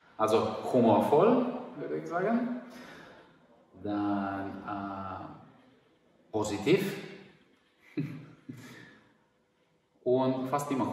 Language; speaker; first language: German; non-native, fluent; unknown